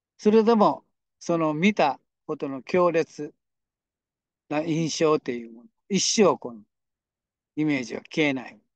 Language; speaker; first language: Japanese; native; Japanese